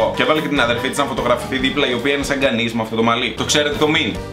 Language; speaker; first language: Greek; native; Greek